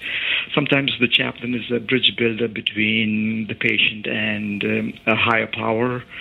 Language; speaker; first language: English; non-native, local second language; Malayalam